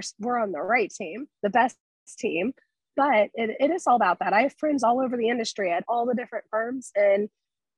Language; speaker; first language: English; native; English